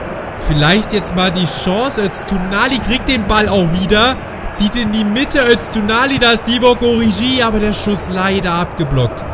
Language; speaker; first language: German; native; German